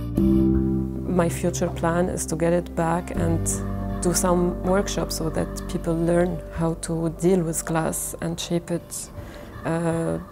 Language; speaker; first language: English; non-native, fluent; Arabic